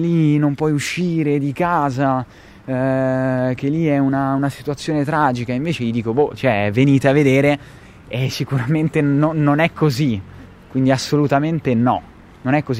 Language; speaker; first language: Italian; native; Italian